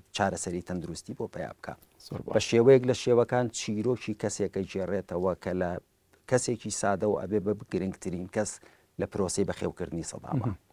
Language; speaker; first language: Central Kurdish; early bilingual, heritage; Central Kurdish